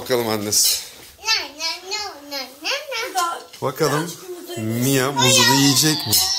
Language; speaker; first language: Turkish; native; Turkish